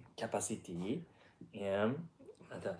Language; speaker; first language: English; non-native, fluent; Japanese